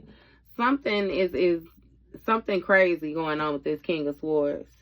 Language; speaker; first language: English; native; English